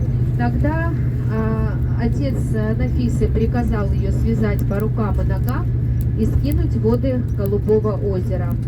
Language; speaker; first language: Russian; native; Russian